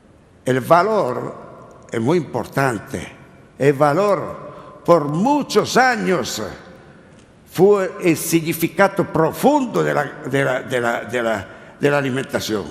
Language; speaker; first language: Spanish; non-native, learner; Italian